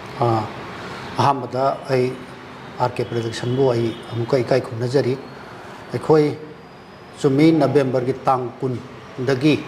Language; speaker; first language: Manipuri; native; Manipuri